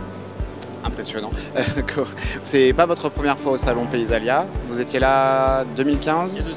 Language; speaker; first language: French; native; French